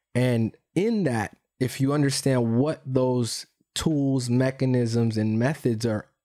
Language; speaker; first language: English; early bilingual, other home language; Spanish